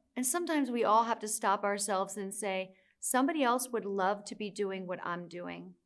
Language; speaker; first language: English; native; English